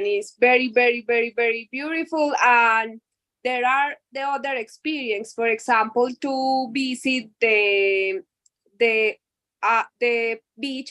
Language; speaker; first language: English; non-native, learner; Spanish